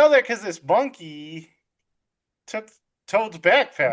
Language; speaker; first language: English; native; English